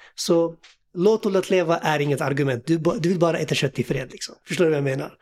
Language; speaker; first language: Swedish; early bilingual, other home language; Assyrian Neo-Aramaic